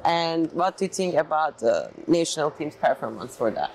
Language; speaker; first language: English; non-native, fluent; Turkish